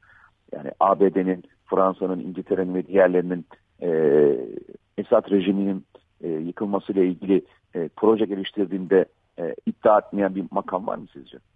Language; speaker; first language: Turkish; native; Turkish